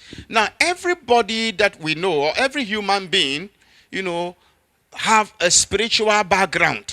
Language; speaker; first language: English; non-native, local second language; Akan